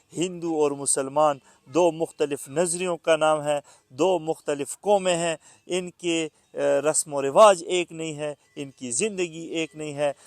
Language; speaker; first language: Urdu; non-native, local second language; Pashto